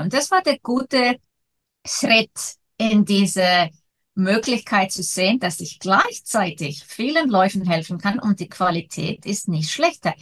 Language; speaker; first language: German; non-native, fluent; Icelandic